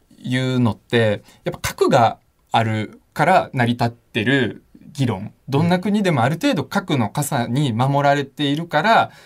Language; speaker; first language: Japanese; early bilingual, other home language; Russian